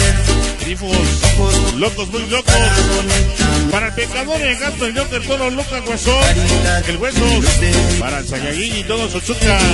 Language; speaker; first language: Spanish; native; Spanish